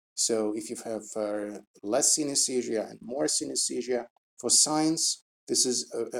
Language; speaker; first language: English; non-native, fluent; Russian